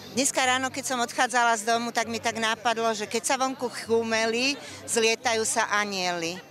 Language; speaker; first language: Slovak; native; Slovak